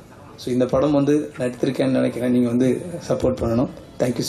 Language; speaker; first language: Tamil; native; Tamil